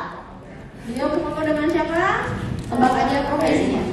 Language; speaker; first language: Indonesian; native; Indonesian